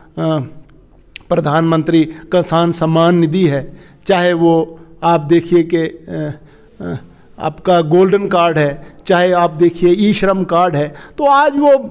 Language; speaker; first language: Hindi; non-native, local second language; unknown